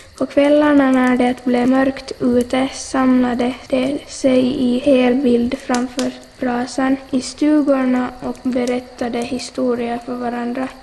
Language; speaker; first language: Swedish; native; Swedish